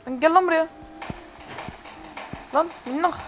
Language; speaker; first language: Turkish; native; Turkish